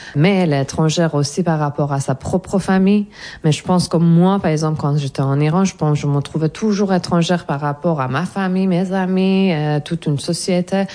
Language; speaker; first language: French; non-native, fluent; Persian